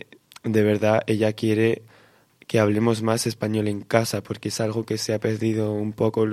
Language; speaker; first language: Spanish; early bilingual, heritage; Spanish